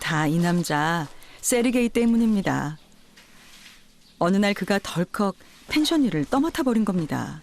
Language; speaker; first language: Korean; native; Korean